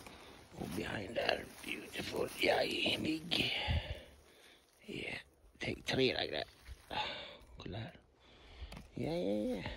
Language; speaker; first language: English; non-native, learner; Swedish